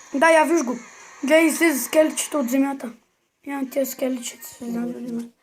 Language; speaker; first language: Bulgarian; native; Bulgarian